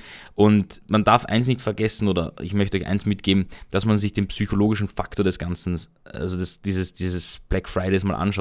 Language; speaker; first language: German; native; German